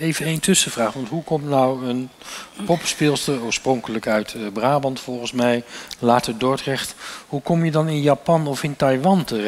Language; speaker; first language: Dutch; native; Dutch